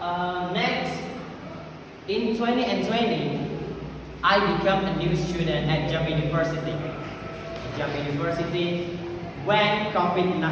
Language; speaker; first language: English; non-native, learner; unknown